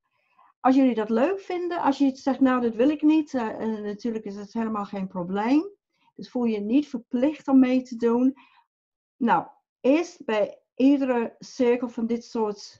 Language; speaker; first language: Dutch; non-native, fluent; English